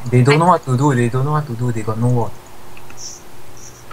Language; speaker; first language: English; non-native, local second language; Chinese